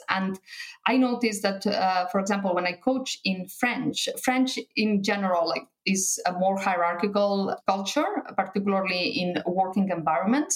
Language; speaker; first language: English; non-native, fluent; Catalan